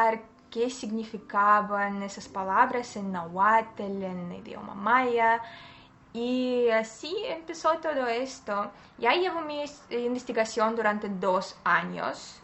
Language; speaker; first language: Spanish; non-native, fluent; Russian